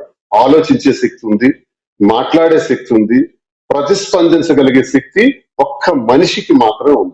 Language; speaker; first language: Telugu; native; Telugu